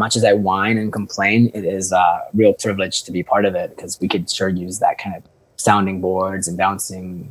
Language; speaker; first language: English; native; English